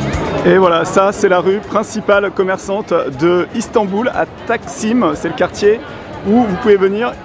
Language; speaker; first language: French; native; French